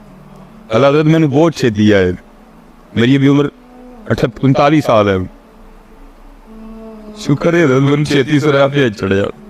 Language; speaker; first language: Hindi; non-native, local second language; Punjabi